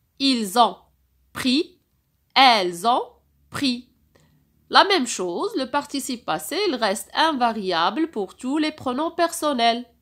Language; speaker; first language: French; non-native, local second language; Arabic